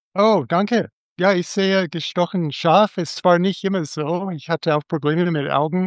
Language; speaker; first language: German; non-native, fluent; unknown